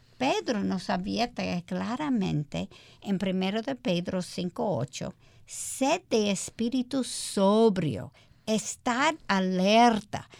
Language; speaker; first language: Spanish; early bilingual, heritage; English